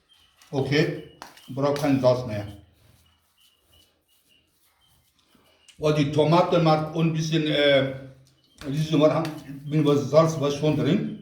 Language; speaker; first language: German; non-native, local second language; Kurdish